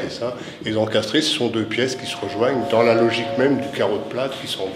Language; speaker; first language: French; native; French